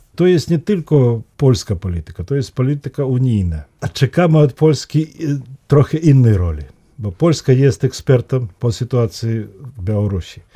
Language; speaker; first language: Polish; non-native, fluent; Russian